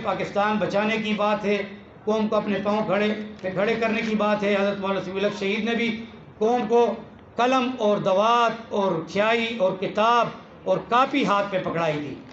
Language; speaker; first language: Urdu; non-native, local second language; Pashto